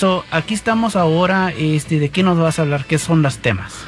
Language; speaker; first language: Spanish; early bilingual, heritage; Spanish